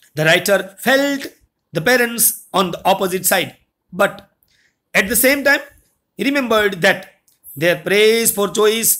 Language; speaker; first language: English; non-native, local second language; Gujarati